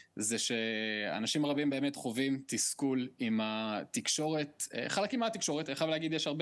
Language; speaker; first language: Hebrew; early bilingual, other home language; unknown